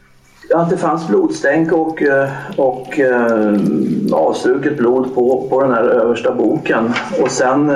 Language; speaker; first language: Swedish; native; Swedish